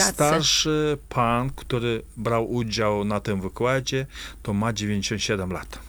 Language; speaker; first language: Polish; non-native, fluent; Russian